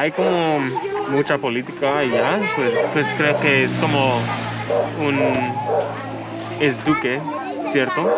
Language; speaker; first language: Spanish; non-native, learner; English